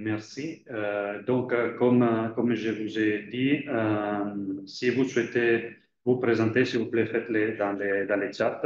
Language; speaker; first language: French; non-native, fluent; Italian